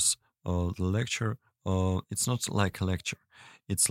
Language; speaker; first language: English; non-native, learner; Russian